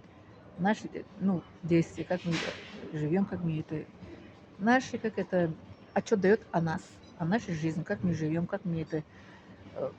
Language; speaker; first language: Russian; non-native, local second language; Tajik